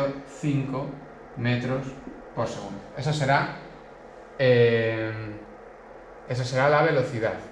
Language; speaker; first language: Spanish; native; Spanish